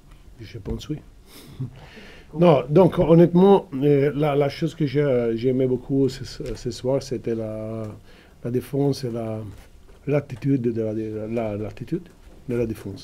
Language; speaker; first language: French; non-native, fluent; Italian